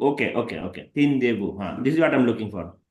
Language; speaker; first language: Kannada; non-native, learner; Hindi